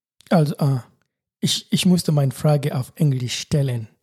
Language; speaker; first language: German; non-native, learner; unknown